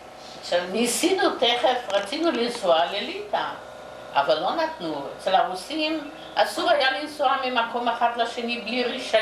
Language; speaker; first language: Hebrew; non-native, fluent; Yiddish